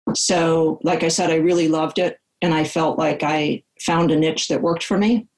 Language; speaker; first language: English; native; English